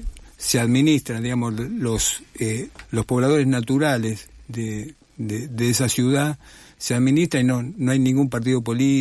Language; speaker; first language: Spanish; native; Spanish